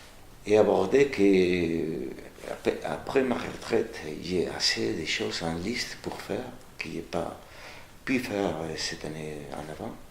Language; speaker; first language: French; non-native, fluent; Spanish